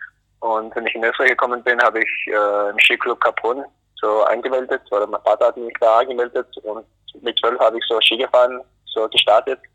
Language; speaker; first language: German; non-native, fluent; English